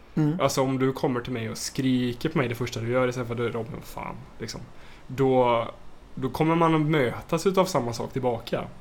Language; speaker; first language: Swedish; native; Swedish